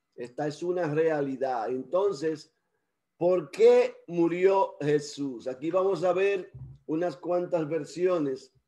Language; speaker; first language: Spanish; early bilingual, heritage; Spanish